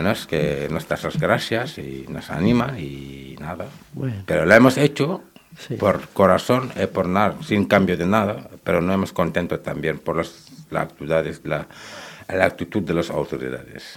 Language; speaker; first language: Spanish; non-native, learner; Wolof